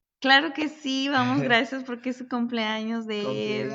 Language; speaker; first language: Spanish; native; Spanish